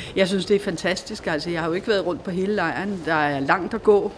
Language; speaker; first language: Danish; native; Danish